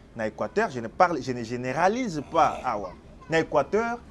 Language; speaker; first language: French; non-native, local second language; Lingala